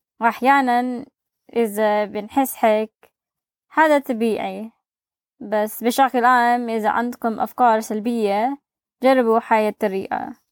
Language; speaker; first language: Arabic; non-native, learner; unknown